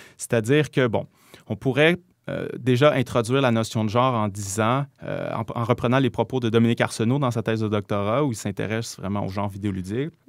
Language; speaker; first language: French; native; French